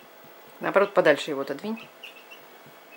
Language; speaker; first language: Russian; native; Russian